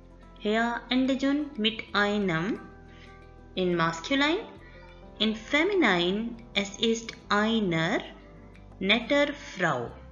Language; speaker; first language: German; non-native, learner; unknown